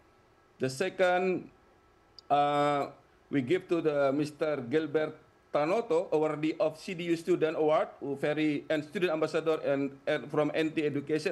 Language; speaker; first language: English; non-native, fluent; Indonesian